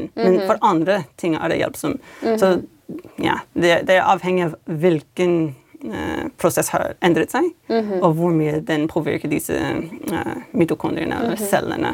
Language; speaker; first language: Norwegian; non-native, fluent; English